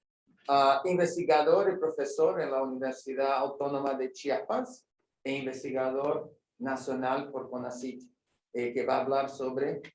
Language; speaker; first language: Spanish; non-native, fluent; Portuguese